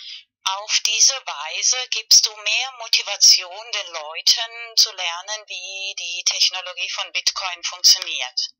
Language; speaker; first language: German; non-native, learner; Spanish